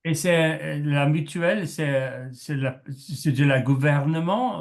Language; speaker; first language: French; non-native, learner; English